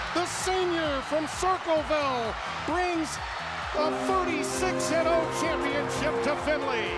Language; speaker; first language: English; native; English